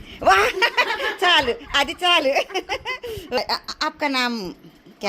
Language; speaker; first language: Hindi; non-native, local second language; Telugu